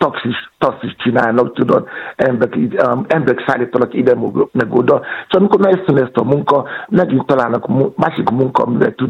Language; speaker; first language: Hungarian; non-native, fluent; Yoruba